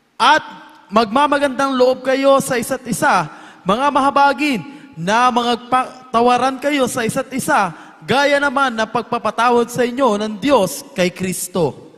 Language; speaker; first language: Filipino; native; Filipino